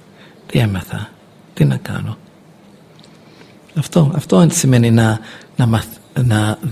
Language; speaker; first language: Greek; non-native, fluent; English